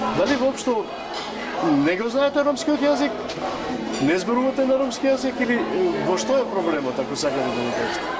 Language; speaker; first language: Macedonian; non-native, local second language; Romany